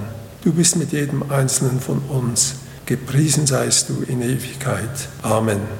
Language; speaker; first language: German; native; German